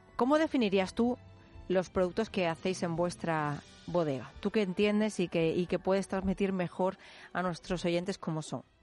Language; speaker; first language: Spanish; native; Spanish